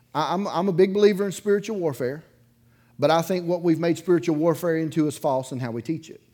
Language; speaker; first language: English; native; English